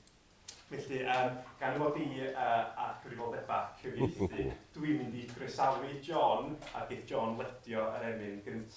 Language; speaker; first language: Welsh; native; Welsh